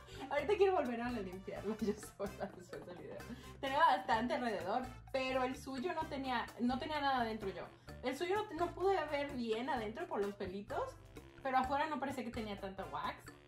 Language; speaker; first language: Spanish; early bilingual, heritage; Spanish